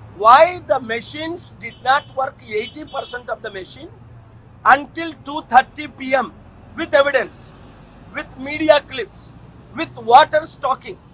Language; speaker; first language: English; non-native, local second language; Telugu